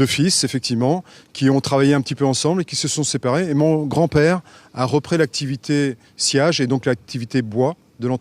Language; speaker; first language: French; native; French